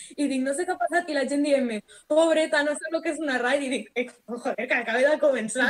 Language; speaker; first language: Spanish; non-native, local second language; Catalan